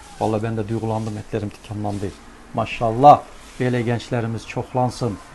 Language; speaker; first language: Turkish; early bilingual, heritage; Turkish